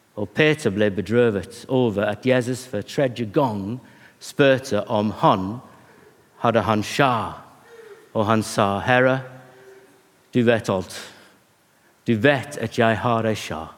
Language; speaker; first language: Norwegian; non-native, fluent; English